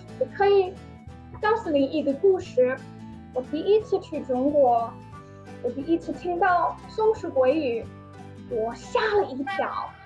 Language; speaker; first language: Chinese; non-native, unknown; English